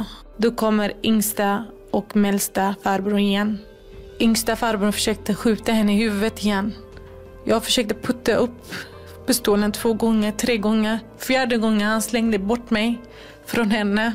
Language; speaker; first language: Swedish; non-native, fluent; Kurdish